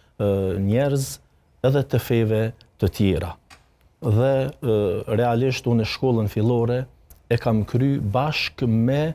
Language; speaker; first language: Albanian; native; Albanian